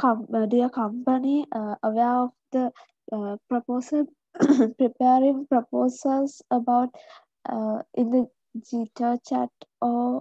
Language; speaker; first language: English; non-native, learner; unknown